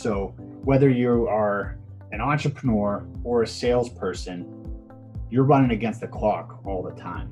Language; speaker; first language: English; native; English